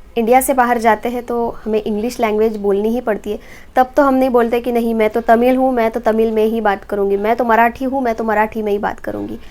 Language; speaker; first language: Hindi; non-native, local second language; Marathi